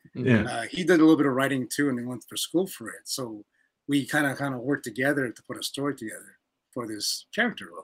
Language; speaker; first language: English; native; English